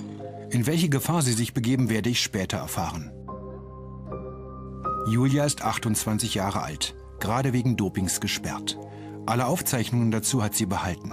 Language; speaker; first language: German; native; German